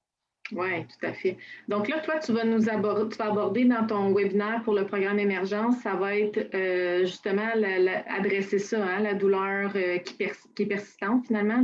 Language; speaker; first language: French; native; French